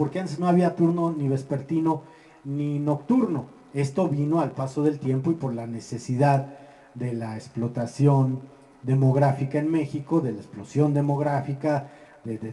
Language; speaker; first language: Spanish; native; Spanish